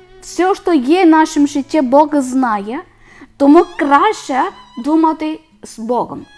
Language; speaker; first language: Ukrainian; non-native, learner; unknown